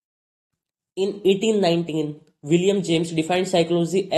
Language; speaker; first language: English; non-native, local second language; Hindi